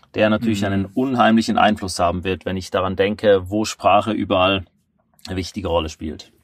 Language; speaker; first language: German; native; German